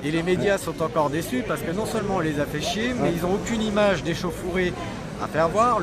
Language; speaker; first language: French; native; French